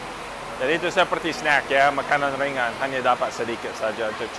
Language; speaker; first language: Indonesian; non-native, fluent; English